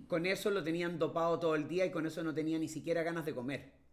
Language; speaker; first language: Spanish; native; Spanish